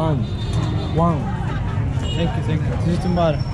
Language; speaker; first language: English; non-native, learner; Turkish